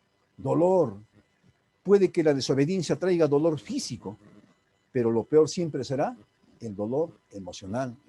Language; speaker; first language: Spanish; native; Spanish